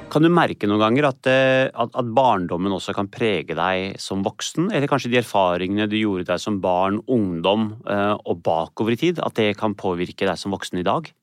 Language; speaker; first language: Norwegian; early bilingual, other home language; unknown